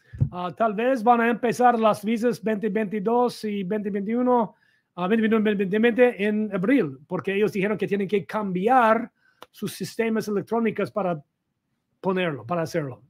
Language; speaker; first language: Spanish; non-native, fluent; English